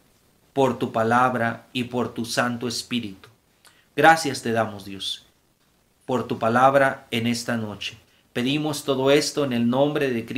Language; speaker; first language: Spanish; native; Spanish